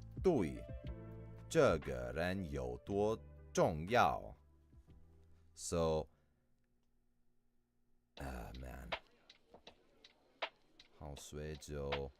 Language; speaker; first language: Chinese; non-native, learner; English